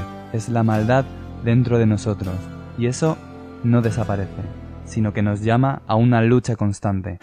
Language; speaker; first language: Spanish; native; Spanish